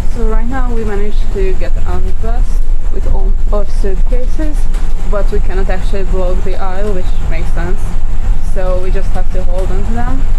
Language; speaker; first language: English; non-native, fluent; Hungarian